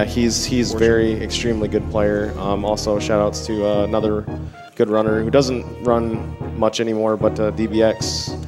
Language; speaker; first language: English; native; English